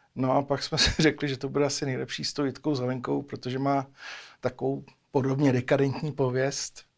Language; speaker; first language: Czech; native; Czech